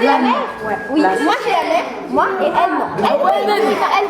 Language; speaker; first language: French; native; French